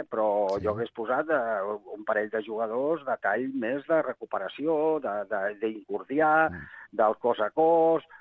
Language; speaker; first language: Catalan; native; Catalan